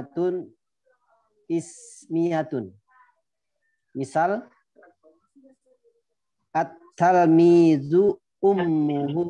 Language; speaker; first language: Arabic; non-native, learner; Indonesian